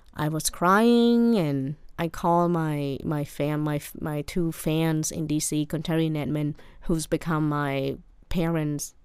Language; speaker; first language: English; non-native, fluent; Khmer